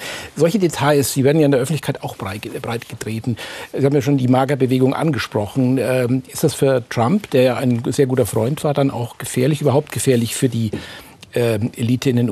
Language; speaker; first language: German; native; German